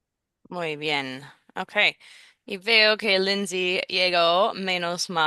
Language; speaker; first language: Spanish; non-native, fluent; English